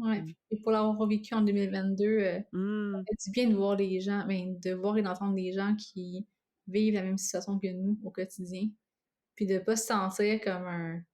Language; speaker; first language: French; native; French